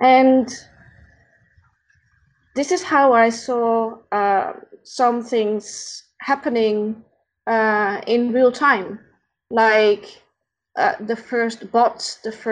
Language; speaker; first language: English; non-native, fluent; Dutch